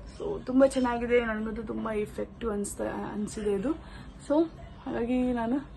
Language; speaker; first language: Kannada; non-native, local second language; Marathi